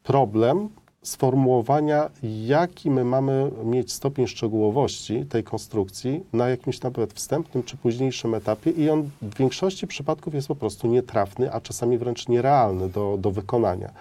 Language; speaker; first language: Polish; native; Polish